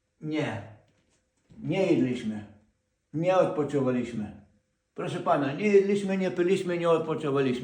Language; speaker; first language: Polish; non-native, fluent; Ukrainian